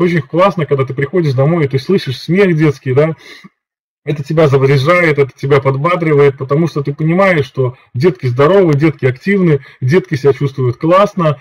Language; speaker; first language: Russian; native; Russian